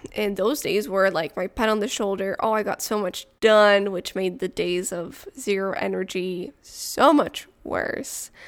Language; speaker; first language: English; non-native, fluent; French